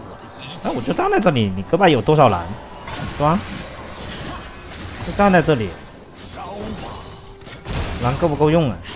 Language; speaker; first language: Chinese; native; Chinese